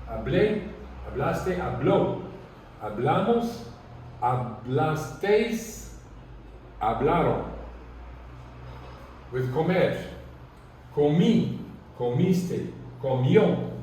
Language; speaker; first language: Spanish; non-native, learner; English